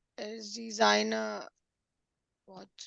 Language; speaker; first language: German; non-native, learner; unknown